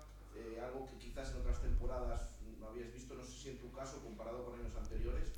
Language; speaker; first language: Spanish; native; Spanish